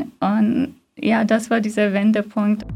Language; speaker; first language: German; non-native, fluent; Persian